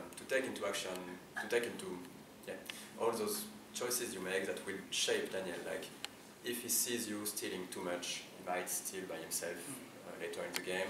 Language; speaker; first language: English; non-native, fluent; French